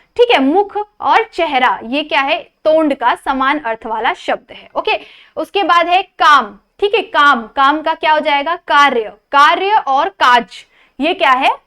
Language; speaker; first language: Hindi; non-native, local second language; Marathi